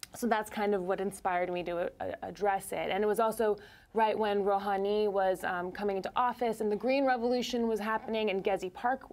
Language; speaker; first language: English; native; English